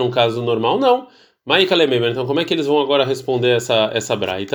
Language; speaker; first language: Portuguese; early bilingual, heritage; Portuguese